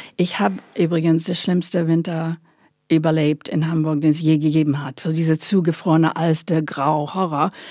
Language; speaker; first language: German; non-native, fluent; English